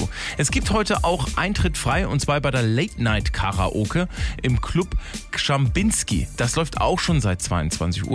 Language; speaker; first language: German; native; German